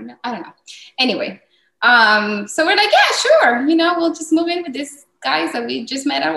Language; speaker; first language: English; non-native, fluent; Spanish